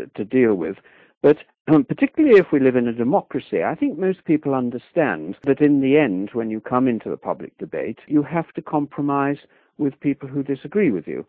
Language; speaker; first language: English; native; English